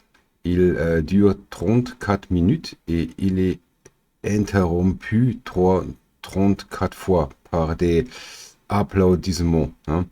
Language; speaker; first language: French; non-native, learner; German